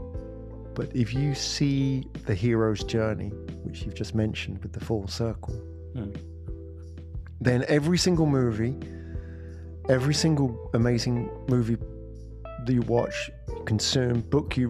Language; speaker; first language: English; native; English